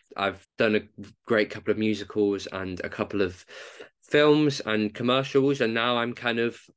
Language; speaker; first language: English; native; English